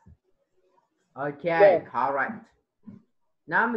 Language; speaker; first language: English; non-native, fluent; Vietnamese